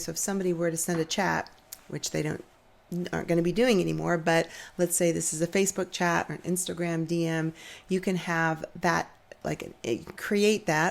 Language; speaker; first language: English; native; English